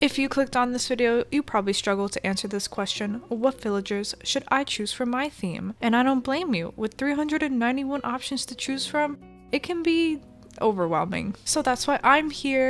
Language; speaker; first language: English; native; English